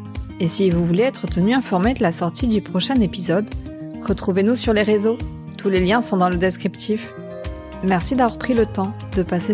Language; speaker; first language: French; native; French